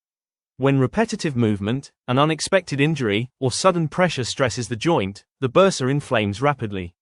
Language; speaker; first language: English; non-native, fluent; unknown